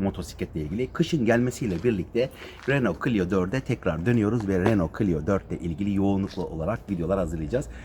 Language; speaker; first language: Turkish; native; Turkish